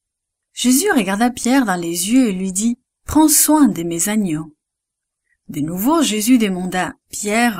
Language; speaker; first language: French; native; French